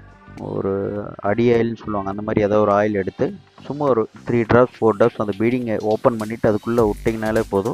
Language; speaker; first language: Tamil; native; Tamil